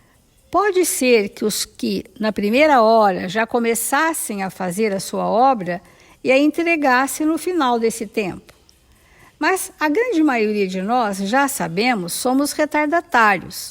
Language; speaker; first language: Portuguese; native; Portuguese